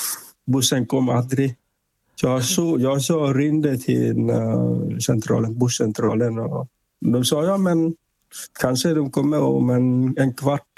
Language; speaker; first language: Swedish; non-native, fluent; Vietnamese